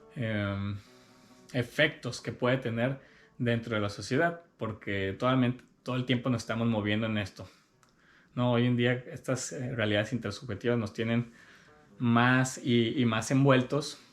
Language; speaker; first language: Spanish; native; Spanish